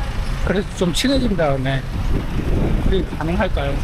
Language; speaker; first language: Korean; native; Korean